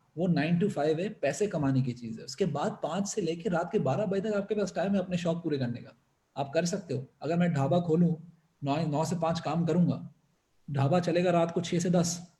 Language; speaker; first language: Urdu; native; Urdu